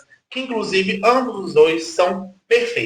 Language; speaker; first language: Portuguese; native; Portuguese